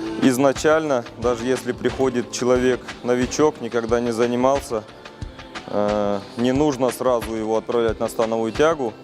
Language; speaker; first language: Russian; native; Russian